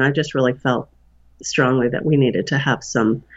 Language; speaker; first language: English; native; English